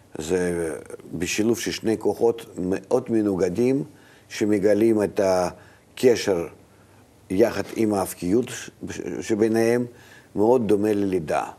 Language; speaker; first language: Hebrew; non-native, fluent; Russian